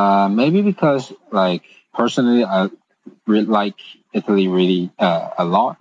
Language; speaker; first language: English; non-native, local second language; Cantonese